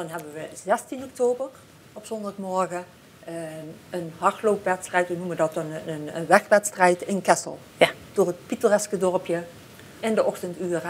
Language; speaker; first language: Dutch; native; Dutch